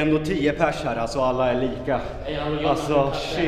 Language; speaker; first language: Swedish; native; Swedish